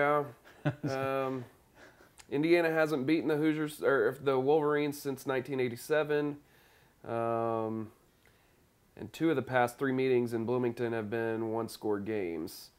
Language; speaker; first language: English; native; English